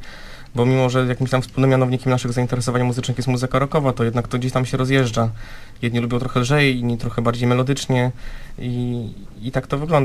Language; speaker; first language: Polish; native; Polish